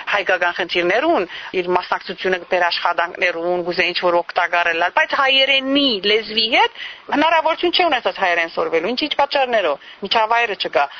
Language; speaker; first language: Armenian; early bilingual, heritage; Armenian